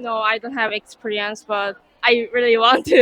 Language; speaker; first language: English; non-native, learner; Korean